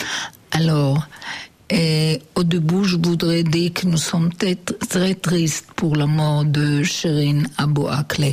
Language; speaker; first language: French; non-native, learner; Hebrew